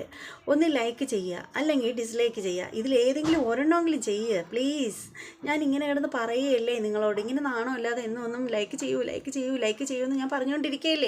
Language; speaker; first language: Malayalam; native; Malayalam